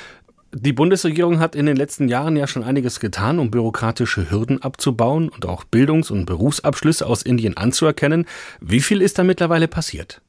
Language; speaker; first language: German; native; German